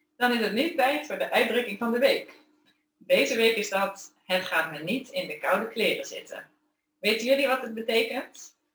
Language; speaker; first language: Dutch; native; Dutch